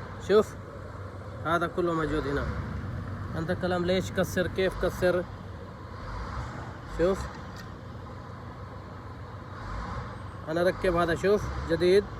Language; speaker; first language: Arabic; non-native, learner; Urdu